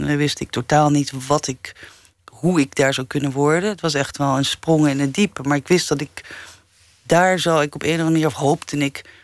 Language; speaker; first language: Dutch; early bilingual, other home language; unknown